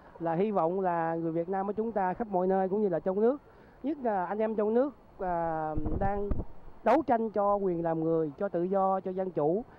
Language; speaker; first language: Vietnamese; native; Vietnamese